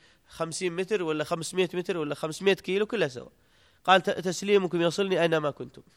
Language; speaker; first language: Arabic; native; Arabic